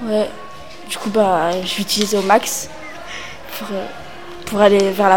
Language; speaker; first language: French; native; French